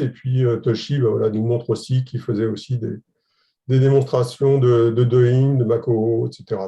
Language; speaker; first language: French; native; French